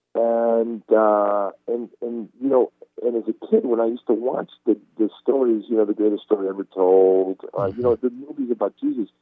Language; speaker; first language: English; non-native, fluent; Turkish